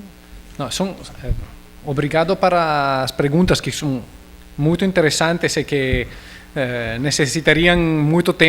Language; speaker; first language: Portuguese; non-native, learner; Italian